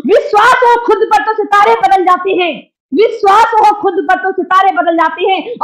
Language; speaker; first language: Hindi; native; Hindi